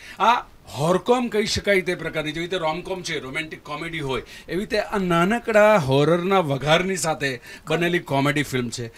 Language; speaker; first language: Gujarati; native; Gujarati